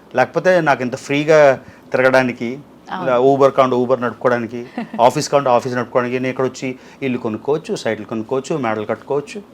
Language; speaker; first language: Telugu; native; Telugu